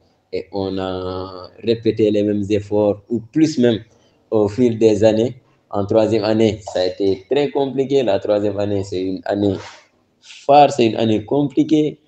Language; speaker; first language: French; non-native, local second language; Wolof